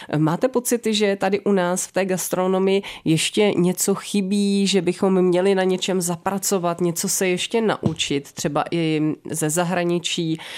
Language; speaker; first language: Czech; native; Czech